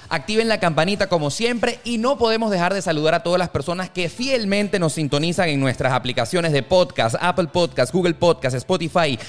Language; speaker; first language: Spanish; native; Spanish